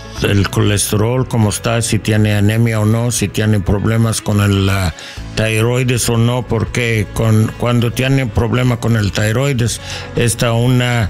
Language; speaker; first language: Spanish; non-native, learner; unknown